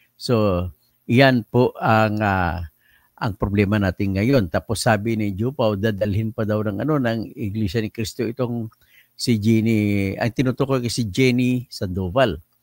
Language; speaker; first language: Filipino; native; Filipino